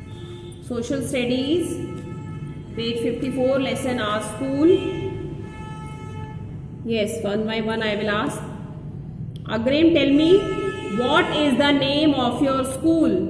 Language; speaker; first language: English; non-native, local second language; Hindi